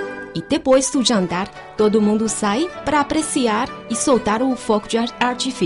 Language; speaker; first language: Portuguese; non-native, fluent; Chinese